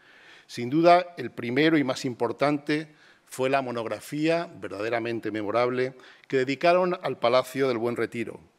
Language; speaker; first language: Spanish; native; Spanish